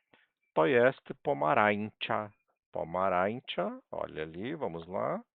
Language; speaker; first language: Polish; non-native, fluent; Portuguese